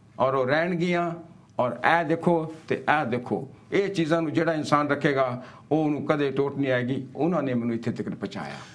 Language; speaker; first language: Punjabi; early bilingual, heritage; Punjabi